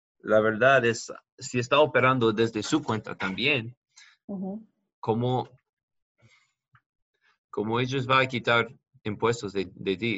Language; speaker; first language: Spanish; non-native, fluent; English